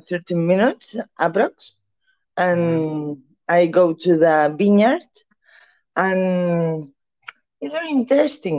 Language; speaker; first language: English; non-native, learner; Catalan